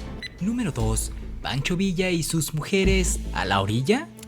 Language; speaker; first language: Spanish; native; Spanish